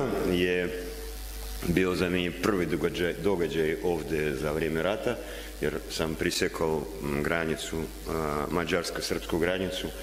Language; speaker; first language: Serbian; non-native, learner; Russian